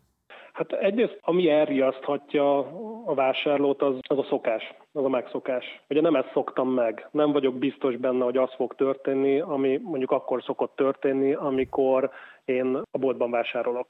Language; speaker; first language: Hungarian; native; Hungarian